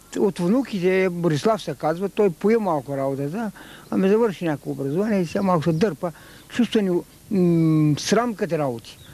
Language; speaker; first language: Bulgarian; native; Bulgarian